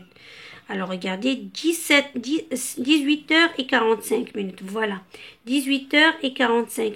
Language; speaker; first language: French; non-native, local second language; Arabic